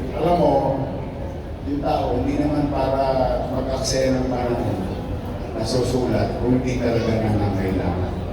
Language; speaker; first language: Filipino; native; Filipino